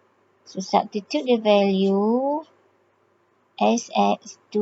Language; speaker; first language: English; non-native, local second language; Malay